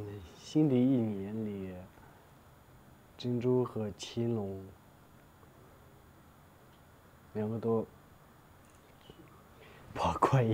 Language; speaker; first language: Chinese; non-native, local second language; Tibetan